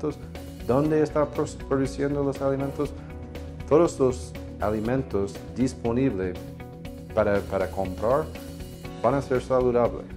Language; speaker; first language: Spanish; non-native, fluent; English